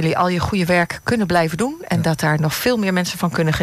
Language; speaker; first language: Dutch; native; Dutch